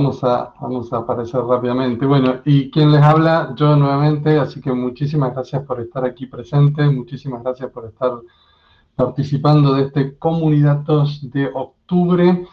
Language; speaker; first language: Spanish; native; Spanish